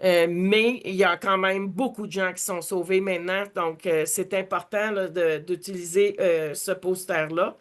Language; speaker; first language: French; native; French